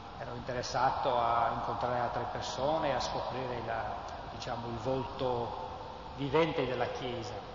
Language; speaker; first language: Italian; non-native, fluent; English